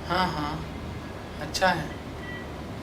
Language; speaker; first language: Hindi; non-native, local second language; Telugu